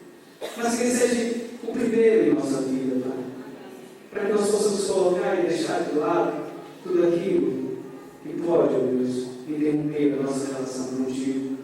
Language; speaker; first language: Portuguese; native; Portuguese